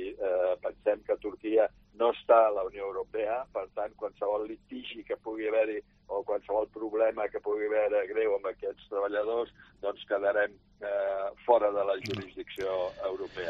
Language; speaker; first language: Catalan; native; Catalan